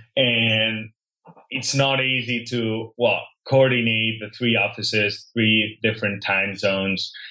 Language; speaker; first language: English; non-native, fluent; Spanish